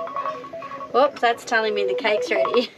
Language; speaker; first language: English; native; English